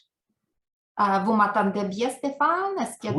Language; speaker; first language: French; non-native, fluent; Ukrainian